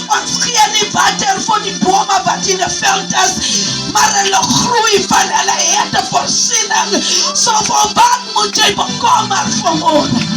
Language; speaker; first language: Afrikaans; non-native, local second language; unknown